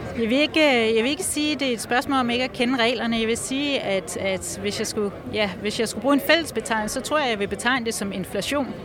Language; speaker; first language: Danish; native; Danish